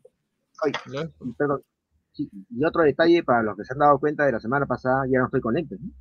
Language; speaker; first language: Spanish; native; Spanish